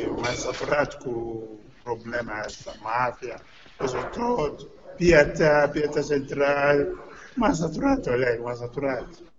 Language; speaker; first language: Romanian; non-native, learner; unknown